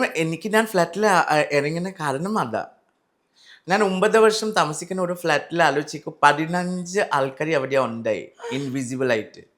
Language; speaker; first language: Malayalam; non-native, learner; Assamese